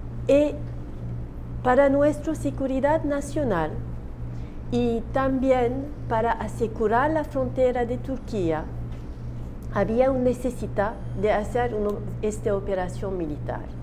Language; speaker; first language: Spanish; non-native, learner; Turkish